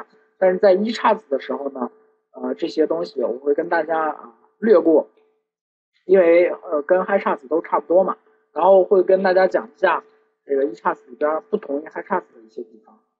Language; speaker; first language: Chinese; native; Chinese